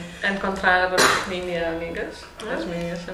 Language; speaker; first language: Portuguese; non-native, learner; Lithuanian